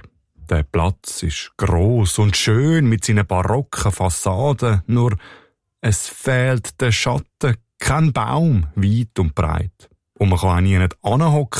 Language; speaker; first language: German; native; German